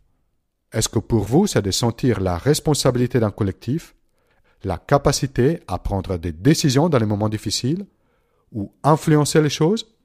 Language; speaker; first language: French; non-native, fluent; Italian